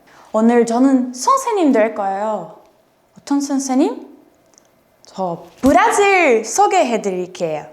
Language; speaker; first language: Korean; non-native, fluent; Portuguese